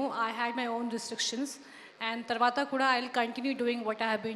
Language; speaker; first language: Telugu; non-native, local second language; Hindi